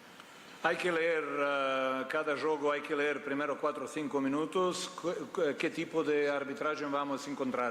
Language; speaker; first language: Spanish; non-native, fluent; Portuguese